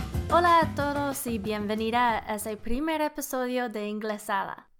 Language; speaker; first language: Spanish; non-native, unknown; English